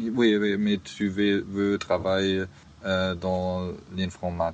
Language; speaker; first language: French; non-native, learner; German